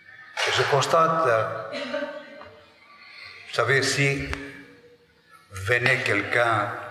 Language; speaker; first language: French; non-native, fluent; Greek